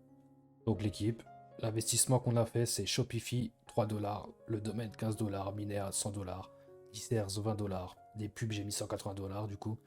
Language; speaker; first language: French; native; French